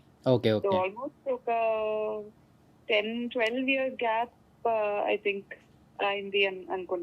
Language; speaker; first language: Telugu; non-native, local second language; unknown